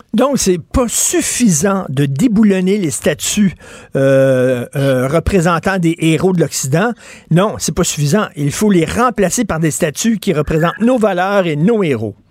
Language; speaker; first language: French; native; French